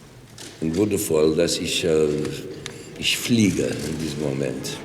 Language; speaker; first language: German; non-native, fluent; English